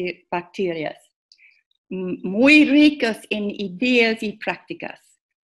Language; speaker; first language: Spanish; non-native, learner; English